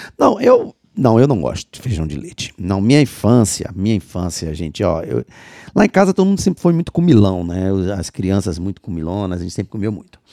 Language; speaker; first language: Portuguese; native; Portuguese